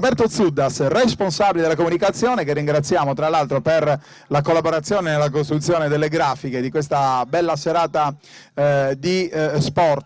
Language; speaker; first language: Italian; native; Italian